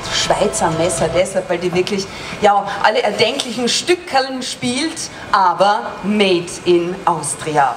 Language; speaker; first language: German; native; German